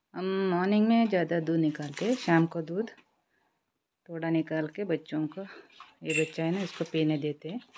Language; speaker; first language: Hindi; non-native, local second language; Kannada